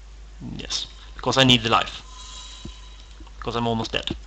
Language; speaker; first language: English; non-native, fluent; Swedish